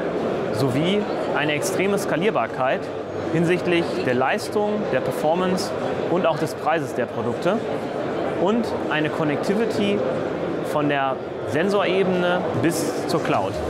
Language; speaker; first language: German; native; German